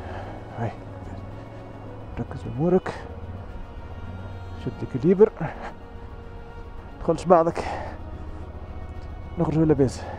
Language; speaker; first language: Arabic; native; Arabic